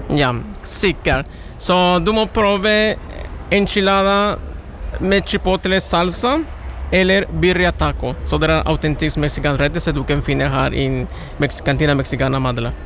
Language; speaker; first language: Norwegian; non-native, learner; Spanish